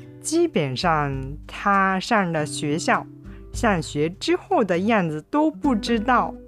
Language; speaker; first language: Chinese; non-native, fluent; Japanese